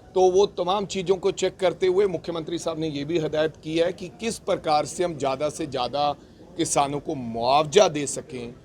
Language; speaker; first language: Hindi; non-native, local second language; Punjabi